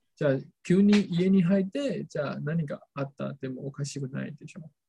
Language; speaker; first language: Japanese; non-native, learner; Chinese